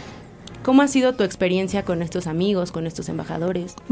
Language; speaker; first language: Spanish; native; Spanish